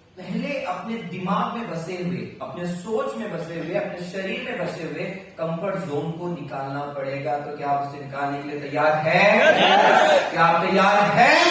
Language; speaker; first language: Hindi; non-native, local second language; Marathi